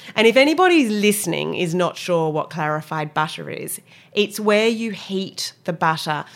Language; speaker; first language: English; native; English